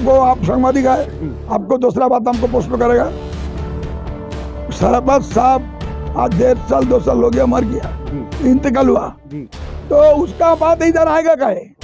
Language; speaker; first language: Hindi; non-native, local second language; Bangla